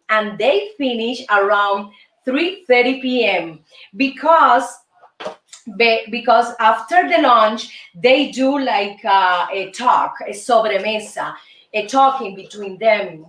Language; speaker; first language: English; non-native, fluent; Spanish